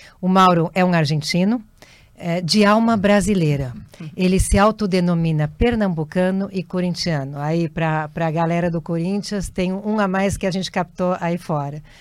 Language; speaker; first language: Portuguese; native; Portuguese